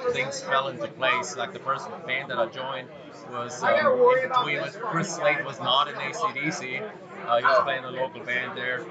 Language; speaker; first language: English; non-native, fluent; German